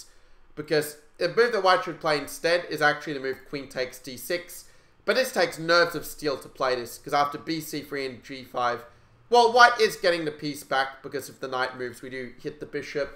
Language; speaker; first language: English; native; English